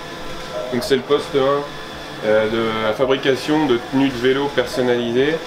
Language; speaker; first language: French; native; French